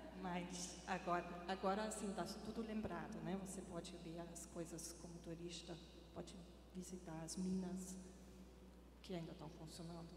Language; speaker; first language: Portuguese; non-native, fluent; German